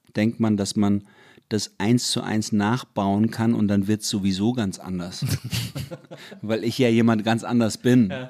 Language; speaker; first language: German; native; German